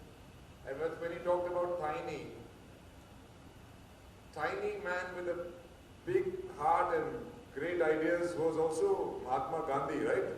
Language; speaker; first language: English; non-native, local second language; Hindi